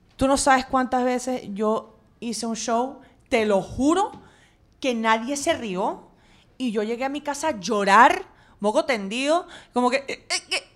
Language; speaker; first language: Spanish; native; Spanish